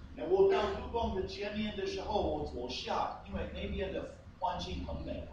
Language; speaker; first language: Chinese; non-native, fluent; English